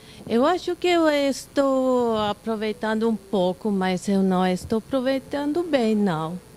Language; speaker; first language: Portuguese; non-native, learner; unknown